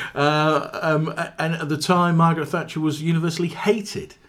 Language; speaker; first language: English; native; English